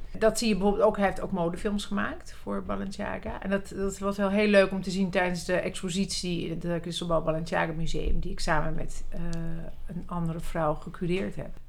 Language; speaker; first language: Dutch; early bilingual, other home language; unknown